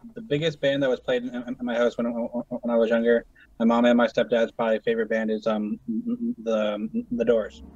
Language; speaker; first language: English; native; English